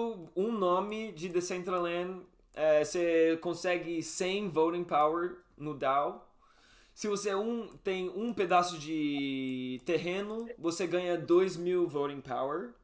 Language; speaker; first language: Portuguese; non-native, fluent; English